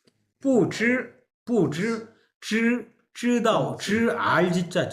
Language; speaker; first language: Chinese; non-native, fluent; Korean